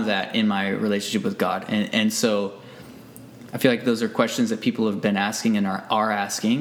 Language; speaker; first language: English; native; English